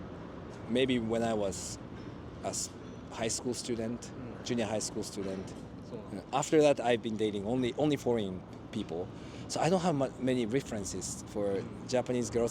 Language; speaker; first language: English; non-native, fluent; Japanese